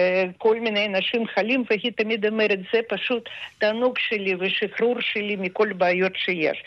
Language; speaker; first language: Hebrew; non-native, fluent; Russian